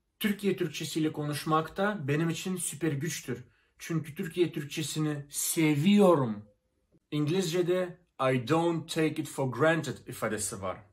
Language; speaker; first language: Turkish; non-native, fluent; Russian